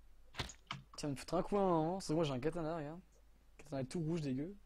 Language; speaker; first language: French; native; French